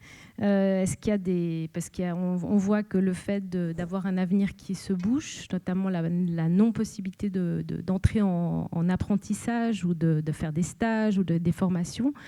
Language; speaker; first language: French; native; French